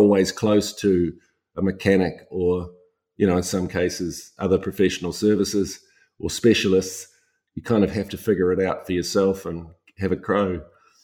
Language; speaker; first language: English; native; English